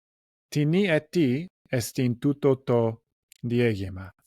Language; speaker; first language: Greek; non-native, learner; English